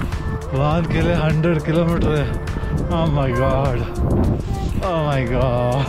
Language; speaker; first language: Hindi; non-native, local second language; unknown